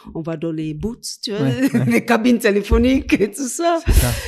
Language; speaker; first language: French; non-native, fluent; English